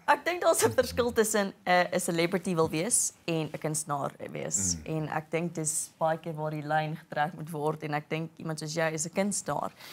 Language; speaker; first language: Afrikaans; native; Afrikaans